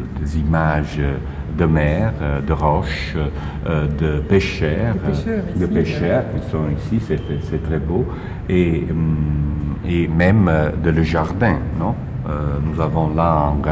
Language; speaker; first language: French; non-native, fluent; Italian